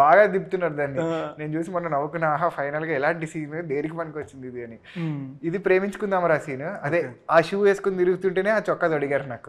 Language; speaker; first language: Telugu; native; Telugu